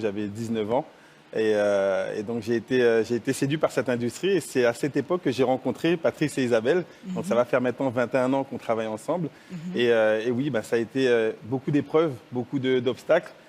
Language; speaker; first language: French; native; French